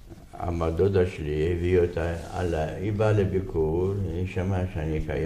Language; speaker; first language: Hebrew; non-native, fluent; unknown